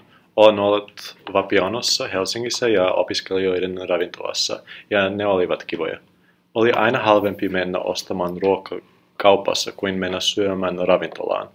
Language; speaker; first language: Finnish; non-native, learner; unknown